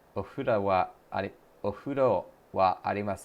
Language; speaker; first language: Japanese; non-native, learner; English